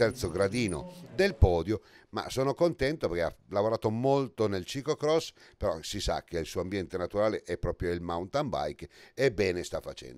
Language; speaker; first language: Italian; native; Italian